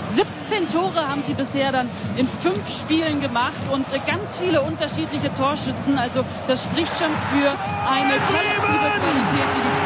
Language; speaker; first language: German; native; German